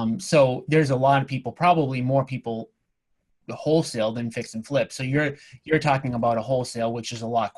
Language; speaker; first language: English; native; English